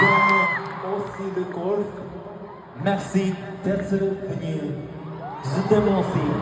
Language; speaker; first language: French; non-native, learner; Korean